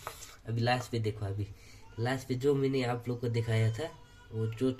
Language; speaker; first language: Hindi; non-native, local second language; Nepali